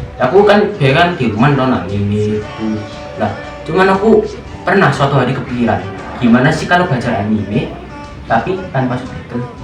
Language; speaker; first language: Indonesian; native; Indonesian